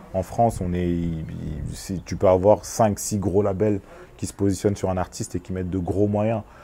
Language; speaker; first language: French; early bilingual, other home language; Lingala